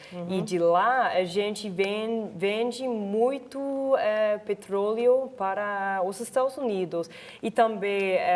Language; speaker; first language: Portuguese; non-native, fluent; English